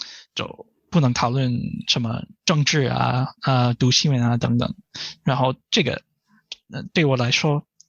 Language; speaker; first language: Chinese; non-native, fluent; English